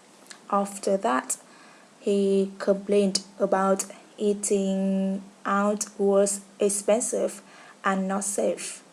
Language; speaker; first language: English; non-native, learner; Vietnamese